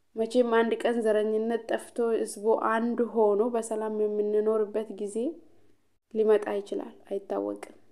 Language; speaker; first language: Amharic; non-native, local second language; Oromo